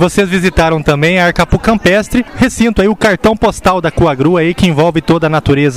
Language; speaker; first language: Portuguese; native; Portuguese